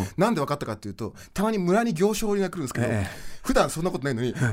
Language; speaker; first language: Japanese; non-native, fluent; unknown